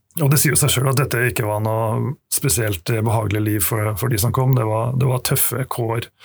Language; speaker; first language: Norwegian; native; Norwegian